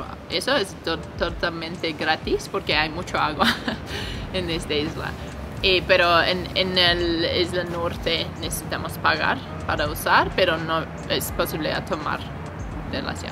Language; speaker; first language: Spanish; non-native, learner; English